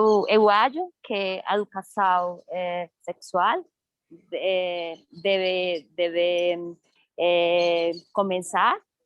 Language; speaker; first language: Portuguese; non-native, learner; Spanish